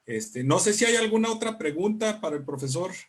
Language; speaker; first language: Spanish; native; Spanish